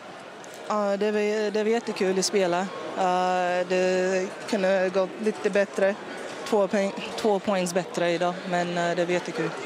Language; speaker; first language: Swedish; non-native, fluent; English